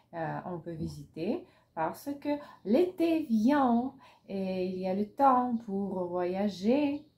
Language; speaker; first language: French; non-native, learner; Russian